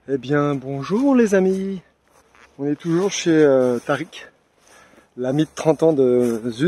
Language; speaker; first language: French; native; French